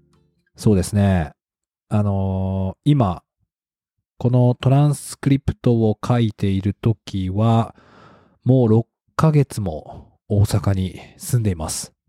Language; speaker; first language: Japanese; non-native, fluent; English